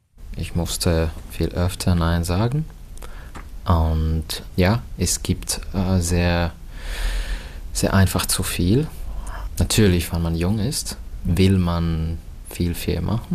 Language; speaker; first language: German; non-native, fluent; Finnish